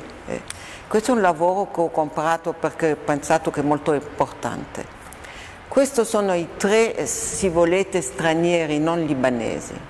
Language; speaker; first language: Italian; non-native, fluent; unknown